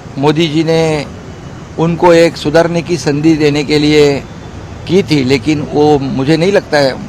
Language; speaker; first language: Hindi; non-native, local second language; Marathi